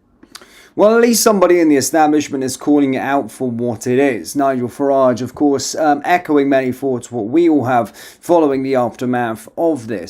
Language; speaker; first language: English; native; English